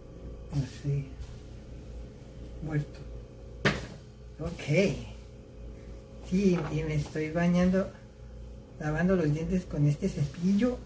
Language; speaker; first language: Spanish; early bilingual, heritage; Spanish